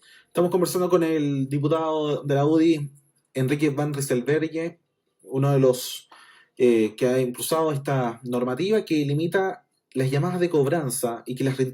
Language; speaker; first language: Spanish; native; Spanish